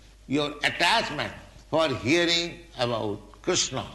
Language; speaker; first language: English; non-native, local second language; Bangla